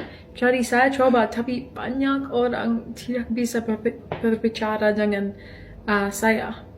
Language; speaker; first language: Indonesian; non-native, fluent; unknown